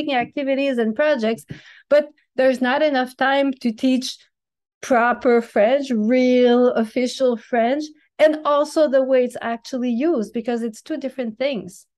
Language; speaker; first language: English; non-native, fluent; French